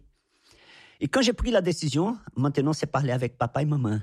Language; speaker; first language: French; non-native, fluent; Portuguese